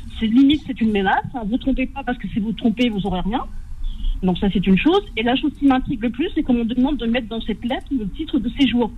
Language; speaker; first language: French; early bilingual, other home language; Arabic